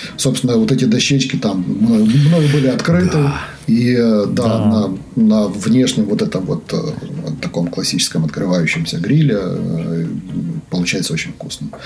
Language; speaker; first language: Russian; native; Russian